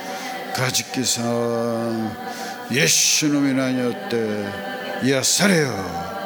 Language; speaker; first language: Japanese; non-native, fluent; Korean